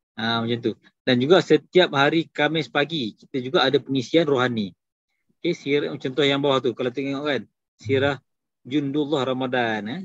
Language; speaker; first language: Malay; native; Malay